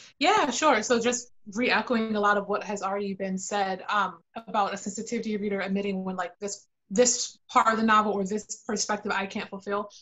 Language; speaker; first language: English; native; English